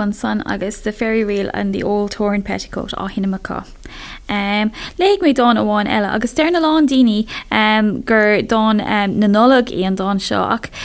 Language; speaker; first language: Irish; non-native, local second language; English